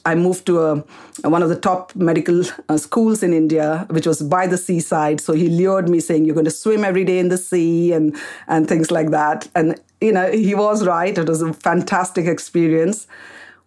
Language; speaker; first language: English; non-native, local second language; Kannada